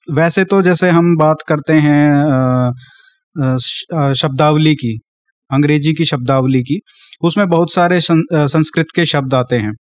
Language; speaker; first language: Hindi; native; Hindi